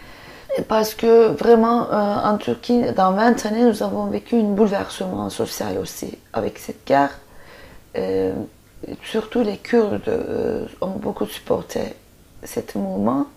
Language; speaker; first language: French; non-native, fluent; Turkish